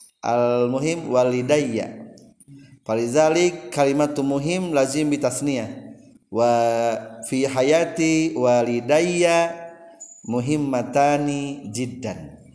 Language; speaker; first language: Arabic; non-native, fluent; Indonesian